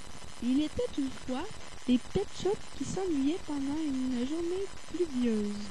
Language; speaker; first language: French; native; French